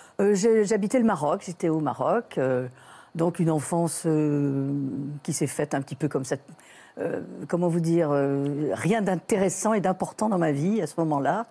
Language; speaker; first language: French; native; French